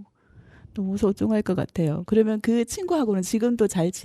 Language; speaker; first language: Korean; native; Korean